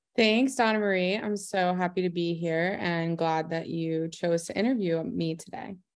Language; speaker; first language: English; native; English